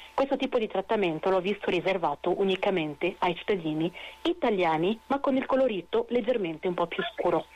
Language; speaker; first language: Italian; non-native, fluent; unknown